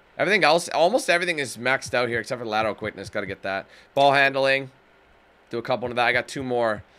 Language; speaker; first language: English; native; English